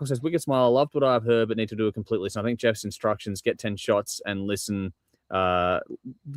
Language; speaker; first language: English; native; English